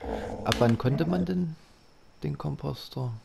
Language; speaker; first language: German; native; German